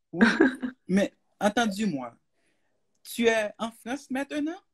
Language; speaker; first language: French; non-native, learner; Haitian Creole